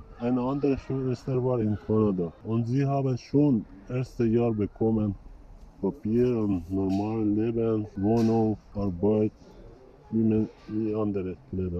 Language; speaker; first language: German; non-native, learner; Persian